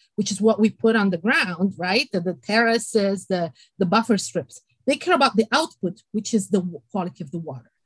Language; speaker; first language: English; non-native, fluent; Italian